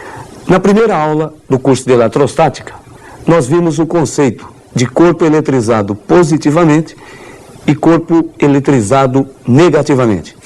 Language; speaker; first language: Portuguese; native; Portuguese